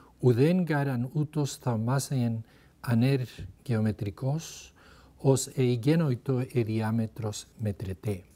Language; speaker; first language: Greek; non-native, fluent; Spanish